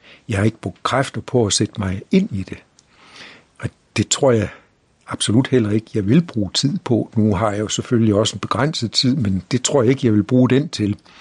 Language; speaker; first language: Danish; native; Danish